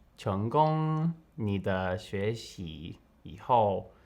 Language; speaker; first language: Chinese; non-native, learner; English